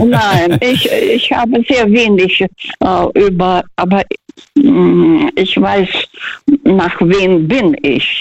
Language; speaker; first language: German; non-native, fluent; Russian